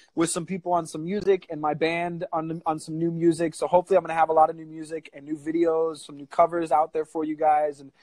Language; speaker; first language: English; native; English